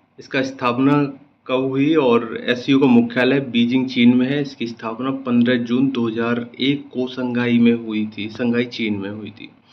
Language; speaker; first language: Hindi; native; Hindi